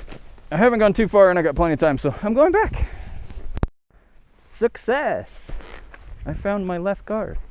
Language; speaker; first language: English; native; English